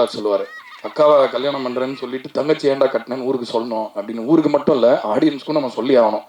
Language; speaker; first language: Tamil; native; Tamil